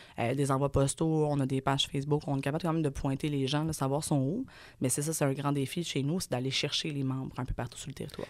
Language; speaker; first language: French; native; French